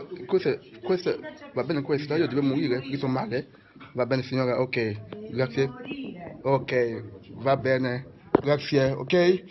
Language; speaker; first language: Italian; non-native, learner; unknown